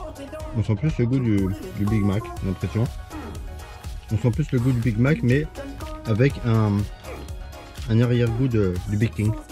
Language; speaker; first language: French; native; French